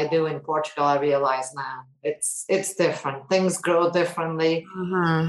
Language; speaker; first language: English; non-native, fluent; Portuguese